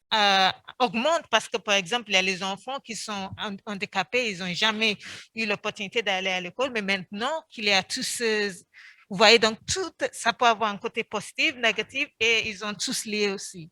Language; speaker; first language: French; non-native, fluent; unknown